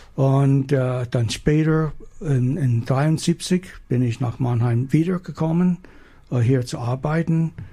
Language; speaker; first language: German; non-native, fluent; English